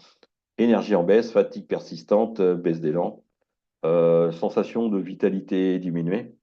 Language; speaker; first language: French; native; French